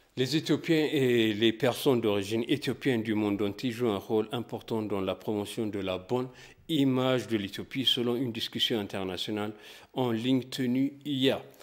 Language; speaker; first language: French; non-native, fluent; Amharic